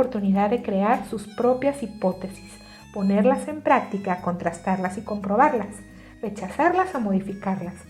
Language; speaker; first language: Spanish; native; Spanish